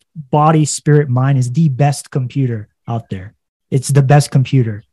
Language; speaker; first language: English; native; English